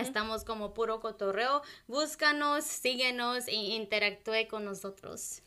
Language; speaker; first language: Spanish; non-native, local second language; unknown